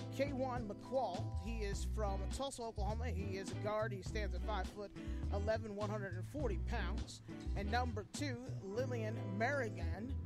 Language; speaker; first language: English; native; English